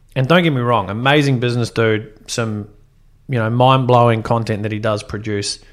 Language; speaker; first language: English; native; English